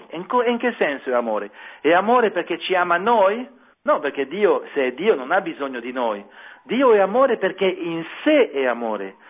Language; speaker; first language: Italian; non-native, fluent; French